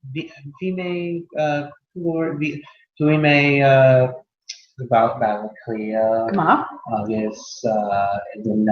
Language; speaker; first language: Irish; non-native, learner; English